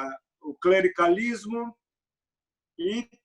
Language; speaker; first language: Spanish; non-native, learner; Portuguese